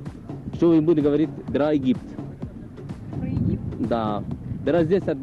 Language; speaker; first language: Russian; non-native, learner; Arabic